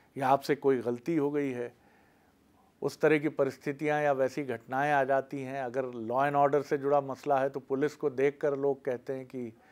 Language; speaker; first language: Hindi; native; Hindi